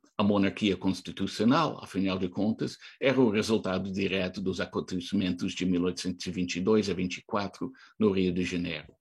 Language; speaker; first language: Portuguese; non-native, fluent; English